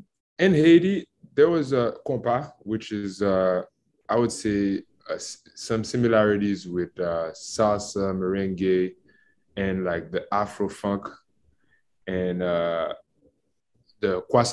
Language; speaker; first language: English; non-native, fluent; Haitian Creole